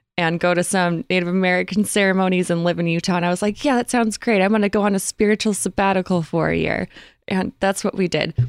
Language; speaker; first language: English; native; English